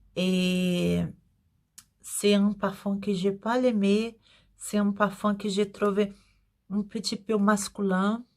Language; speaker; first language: French; non-native, learner; Portuguese